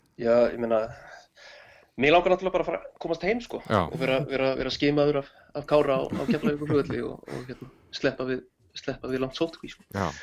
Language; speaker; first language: Icelandic; native; Icelandic